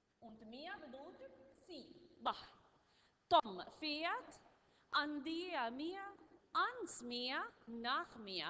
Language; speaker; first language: German; non-native, learner; Arabic